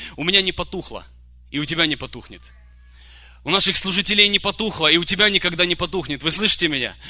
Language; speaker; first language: Russian; early bilingual, other home language; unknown